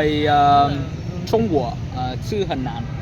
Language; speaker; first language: Chinese; non-native, learner; Vietnamese